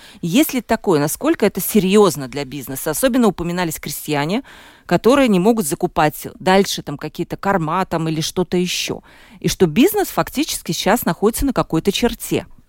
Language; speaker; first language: Russian; native; Russian